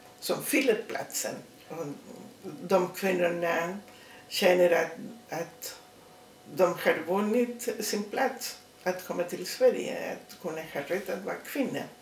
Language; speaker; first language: Swedish; non-native, fluent; Spanish